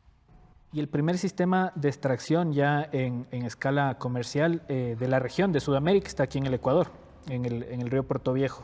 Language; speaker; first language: Spanish; native; Spanish